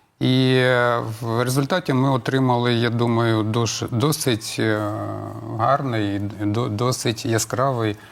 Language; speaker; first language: Ukrainian; non-native, local second language; Russian